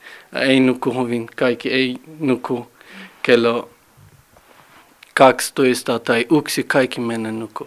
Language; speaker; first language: Finnish; non-native, learner; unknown